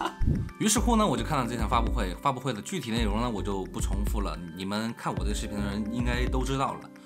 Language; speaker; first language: Chinese; native; Chinese